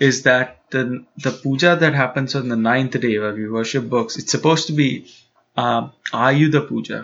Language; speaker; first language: English; non-native, local second language; Tamil